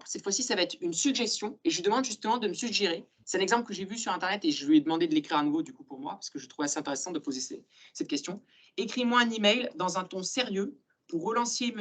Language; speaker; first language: French; native; French